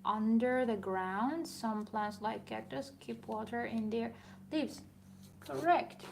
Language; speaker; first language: English; non-native, fluent; Persian